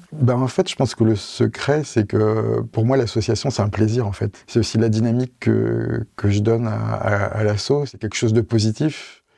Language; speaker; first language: French; native; French